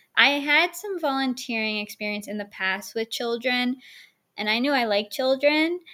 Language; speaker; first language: English; native; English